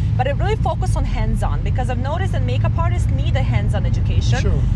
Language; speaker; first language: English; non-native, fluent; Serbian